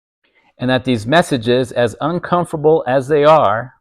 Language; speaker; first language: English; native; English